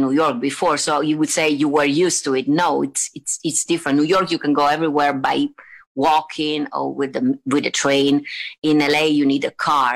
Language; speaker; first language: English; non-native, fluent; Italian